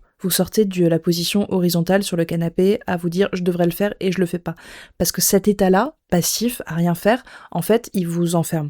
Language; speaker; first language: French; native; French